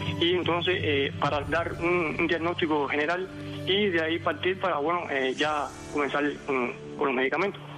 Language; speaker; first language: Spanish; native; Spanish